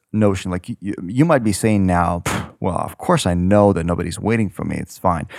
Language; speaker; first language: English; non-native, fluent; Ukrainian